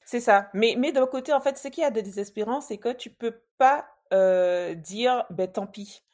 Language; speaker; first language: French; native; French